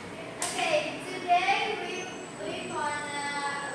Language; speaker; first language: English; non-native, learner; Indonesian